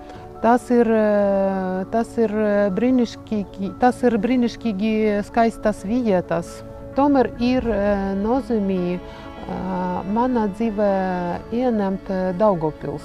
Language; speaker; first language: Latvian; non-native, fluent; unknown